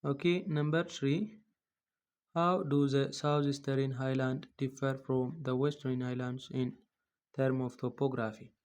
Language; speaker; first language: English; non-native, local second language; Amharic